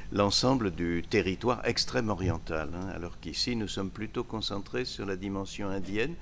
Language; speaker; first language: French; native; French